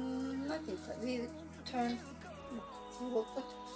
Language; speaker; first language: English; non-native, learner; Turkish